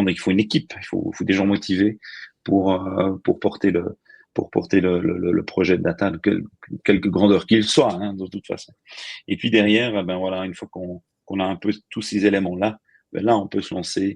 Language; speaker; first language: French; native; French